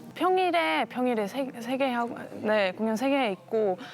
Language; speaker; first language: Korean; non-native, fluent; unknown